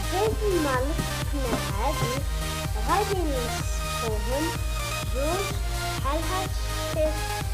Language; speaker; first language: Arabic; native; Arabic